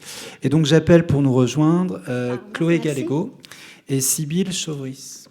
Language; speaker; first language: French; native; French